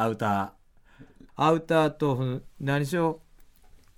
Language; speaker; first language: Japanese; native; Japanese